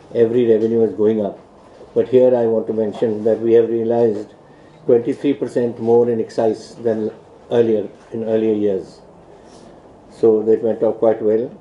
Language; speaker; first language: English; non-native, local second language; Punjabi